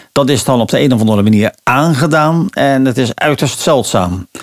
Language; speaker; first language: Dutch; native; Dutch